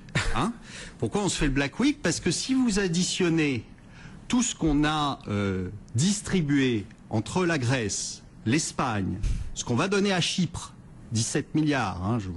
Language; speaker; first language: French; native; French